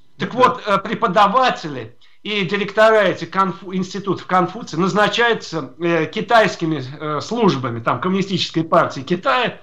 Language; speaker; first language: Russian; native; Russian